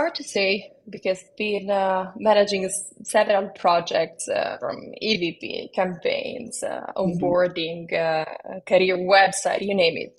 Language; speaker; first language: English; non-native, fluent; Italian